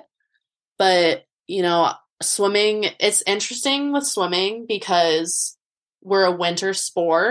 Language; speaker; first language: English; native; English